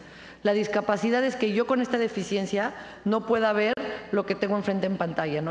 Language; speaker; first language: Spanish; native; Spanish